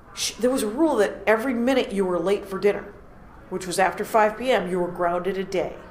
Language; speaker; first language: English; native; English